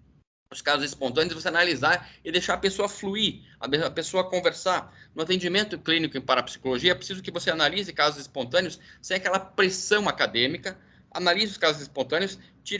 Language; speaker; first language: Portuguese; native; Portuguese